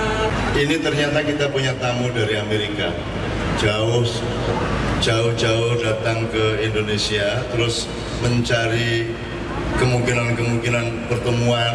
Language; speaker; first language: Indonesian; non-native, local second language; Javanese